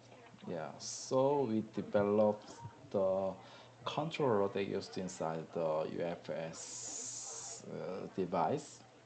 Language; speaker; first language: English; non-native, learner; Korean